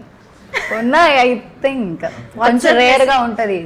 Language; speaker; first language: Telugu; non-native, learner; Malayalam